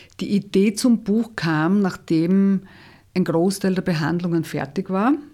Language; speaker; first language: German; native; German